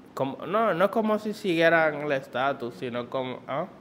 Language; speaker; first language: Spanish; native; Spanish